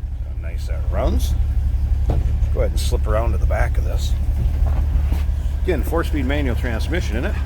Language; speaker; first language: English; native; English